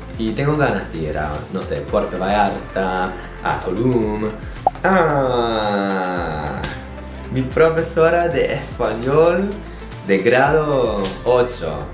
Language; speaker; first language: Spanish; non-native, fluent; English